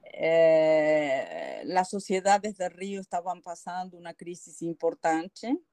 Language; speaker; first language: Spanish; native; Spanish